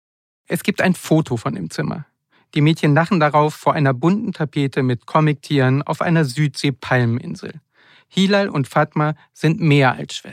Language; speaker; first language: German; native; German